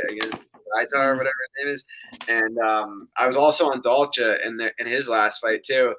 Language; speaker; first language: English; native; English